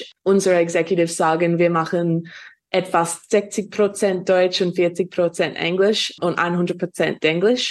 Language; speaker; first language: German; non-native, fluent; English